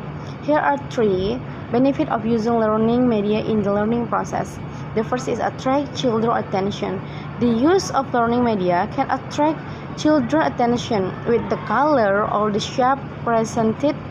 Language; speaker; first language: English; non-native, fluent; Indonesian